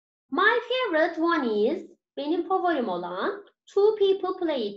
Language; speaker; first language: English; non-native, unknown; Turkish